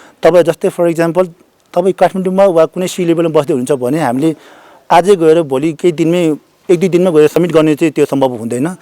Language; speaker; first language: Nepali; non-native, local second language; Sherpa